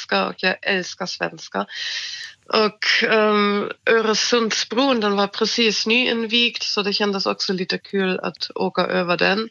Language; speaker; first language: Swedish; non-native, fluent; German